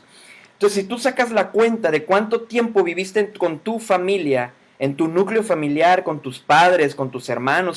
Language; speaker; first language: Spanish; native; Spanish